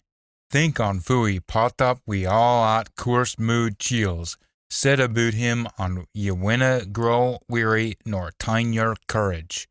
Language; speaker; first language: English; native; English